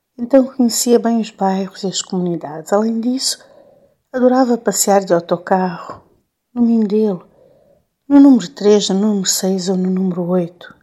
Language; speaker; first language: Portuguese; non-native, local second language; Kabuverdianu